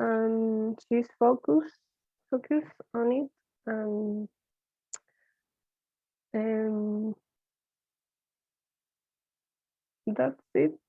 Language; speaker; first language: English; non-native, learner; Spanish